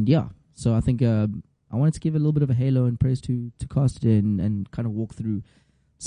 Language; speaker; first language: English; non-native, local second language; Zulu